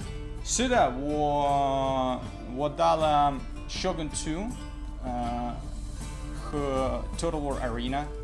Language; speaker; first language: Chinese; non-native, learner; Russian